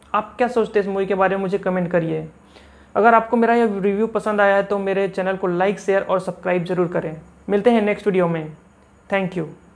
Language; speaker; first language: Hindi; native; Hindi